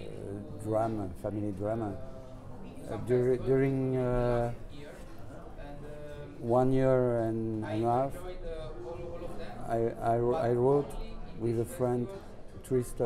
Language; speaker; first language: English; non-native, learner; French